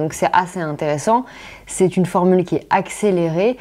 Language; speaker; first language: French; native; French